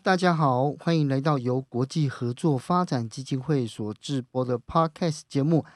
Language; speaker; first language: Chinese; native; Chinese